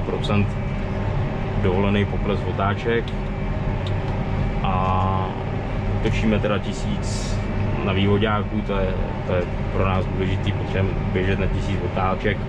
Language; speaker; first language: Czech; native; Czech